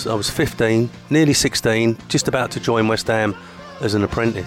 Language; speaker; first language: English; native; English